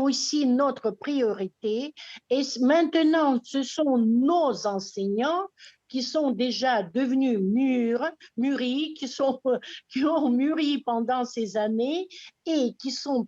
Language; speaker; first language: French; non-native, fluent; Russian